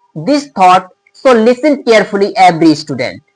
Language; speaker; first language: English; non-native, local second language; Hindi